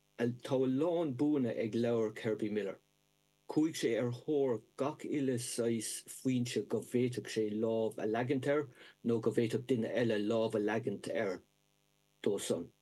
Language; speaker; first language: Irish; native; Irish